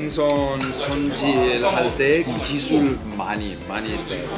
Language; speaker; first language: Korean; non-native, fluent; Italian